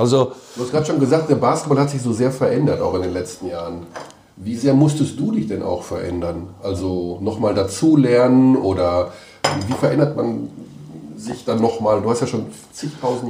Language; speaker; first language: German; native; German